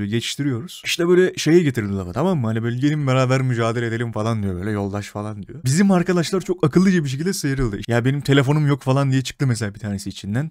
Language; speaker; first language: Turkish; native; Turkish